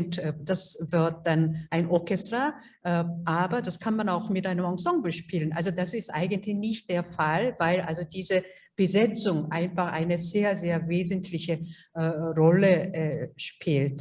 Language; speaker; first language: German; non-native, fluent; Korean